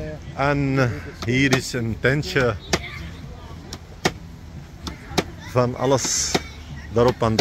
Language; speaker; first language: Dutch; non-native, fluent; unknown